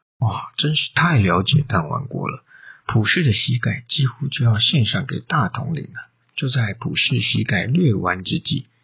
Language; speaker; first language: Chinese; native; Chinese